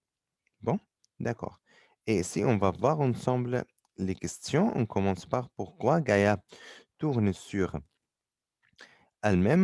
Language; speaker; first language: French; non-native, fluent; Arabic